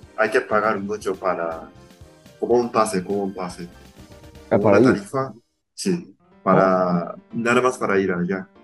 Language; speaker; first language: Spanish; non-native, fluent; Japanese